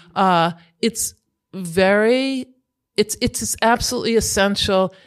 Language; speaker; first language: English; native; English